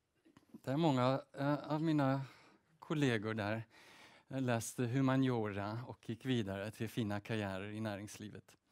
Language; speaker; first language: Swedish; early bilingual, heritage; Swedish